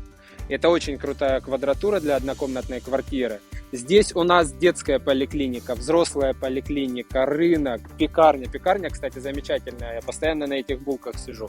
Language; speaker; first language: Russian; native; Russian